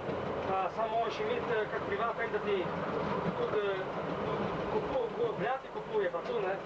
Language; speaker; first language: Slovenian; non-native, learner; Italian